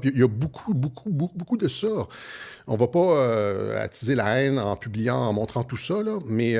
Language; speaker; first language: French; native; French